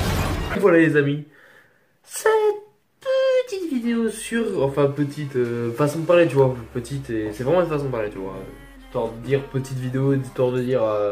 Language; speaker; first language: French; native; French